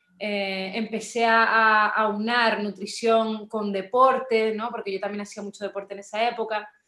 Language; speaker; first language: Spanish; native; Spanish